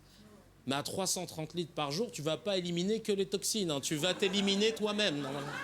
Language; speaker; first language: French; native; French